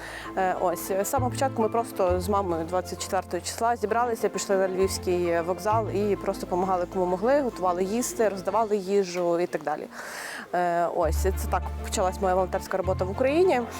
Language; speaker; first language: Ukrainian; native; Ukrainian